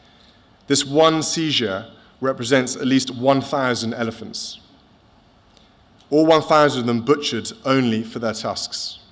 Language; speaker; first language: English; native; English